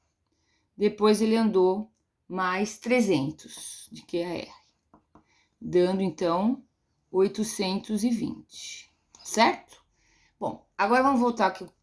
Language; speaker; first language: Portuguese; native; Portuguese